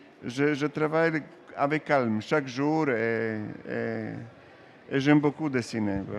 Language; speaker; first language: French; non-native, learner; Serbian